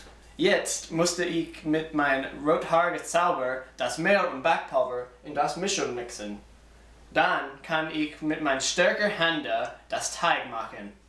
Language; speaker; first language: German; non-native, learner; English